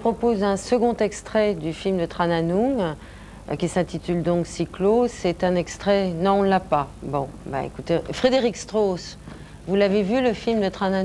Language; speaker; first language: French; native; French